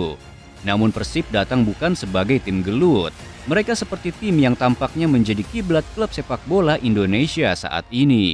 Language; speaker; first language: Indonesian; native; Indonesian